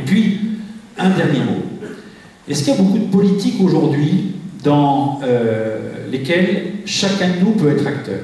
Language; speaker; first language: French; native; French